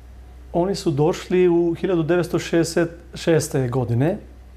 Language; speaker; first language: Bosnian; early bilingual, heritage; Bosnian